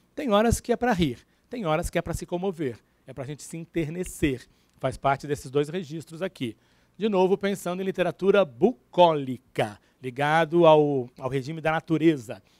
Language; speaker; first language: Portuguese; native; Portuguese